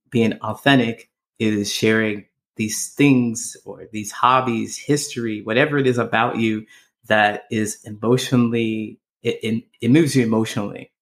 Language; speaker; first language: English; native; English